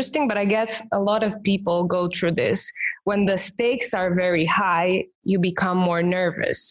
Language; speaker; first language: English; non-native, fluent; Romanian